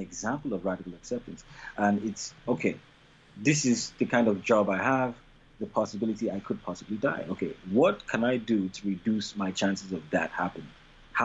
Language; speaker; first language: English; non-native, local second language; Yoruba